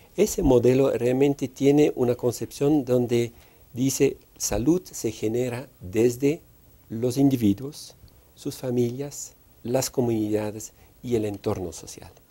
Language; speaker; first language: Spanish; non-native, fluent; Dutch